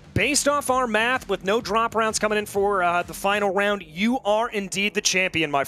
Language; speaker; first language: English; native; English